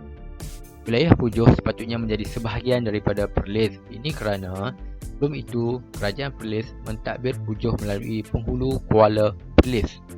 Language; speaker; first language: Malay; native; Malay